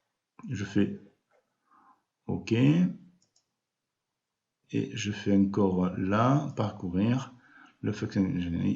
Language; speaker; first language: French; native; French